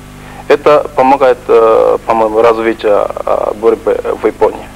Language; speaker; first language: Russian; non-native, fluent; Japanese